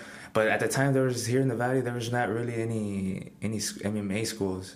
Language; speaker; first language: English; native; English